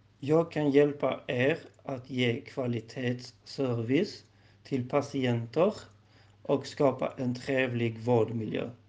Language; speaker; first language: Swedish; non-native, learner; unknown